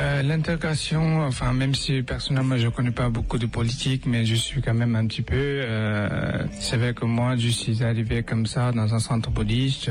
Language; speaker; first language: French; non-native, fluent; Tibetan